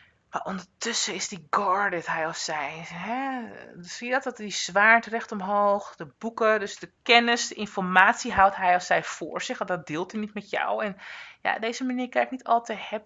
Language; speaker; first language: Dutch; native; Dutch